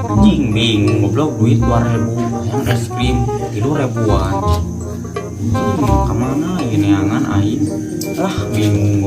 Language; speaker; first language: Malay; non-native, local second language; Sundanese